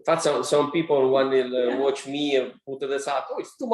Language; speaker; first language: English; non-native, learner; Italian